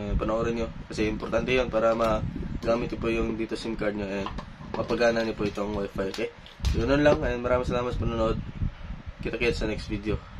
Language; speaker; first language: Filipino; non-native, local second language; Cebuano